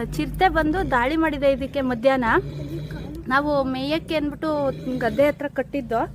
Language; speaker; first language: Kannada; native; Kannada